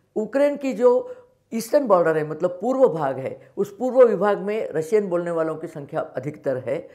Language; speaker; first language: Hindi; non-native, local second language; Marathi